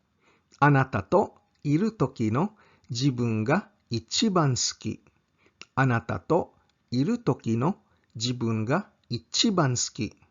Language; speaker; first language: Japanese; non-native, fluent; English